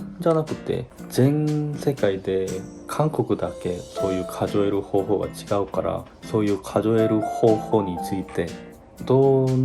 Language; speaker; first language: Japanese; non-native, fluent; Korean